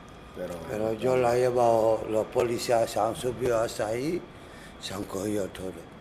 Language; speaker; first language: Spanish; non-native, learner; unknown